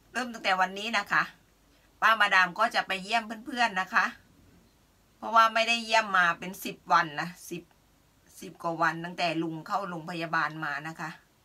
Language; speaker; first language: Thai; native; Thai